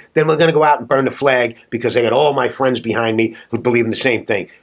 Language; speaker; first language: English; native; English